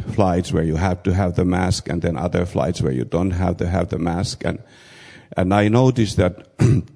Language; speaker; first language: English; non-native, fluent; Finnish